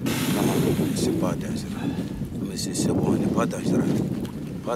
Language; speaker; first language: French; non-native, learner; Arabic